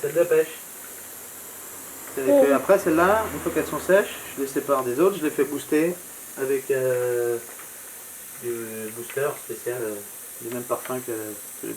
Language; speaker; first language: French; native; French